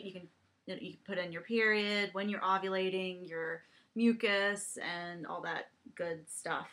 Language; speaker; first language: English; native; English